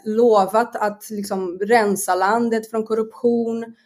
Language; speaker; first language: Swedish; non-native, fluent; Portuguese